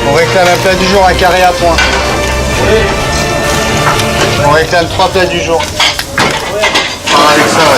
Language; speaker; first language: French; native; French